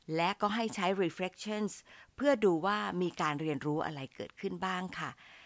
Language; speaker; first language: Thai; native; Thai